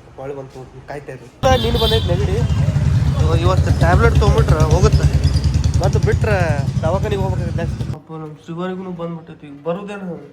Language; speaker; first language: Kannada; native; Kannada